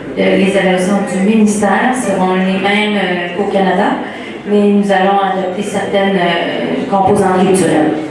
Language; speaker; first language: French; native; French